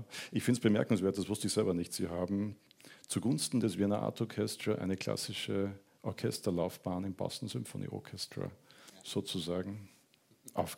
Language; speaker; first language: German; native; German